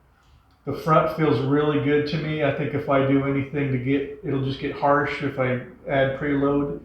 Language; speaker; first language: English; native; English